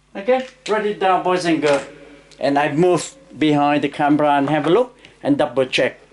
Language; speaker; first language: English; non-native, learner; Vietnamese